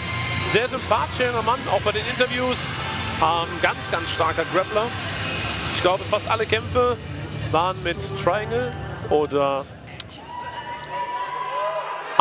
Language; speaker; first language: German; native; German